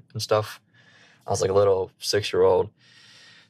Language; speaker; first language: English; native; English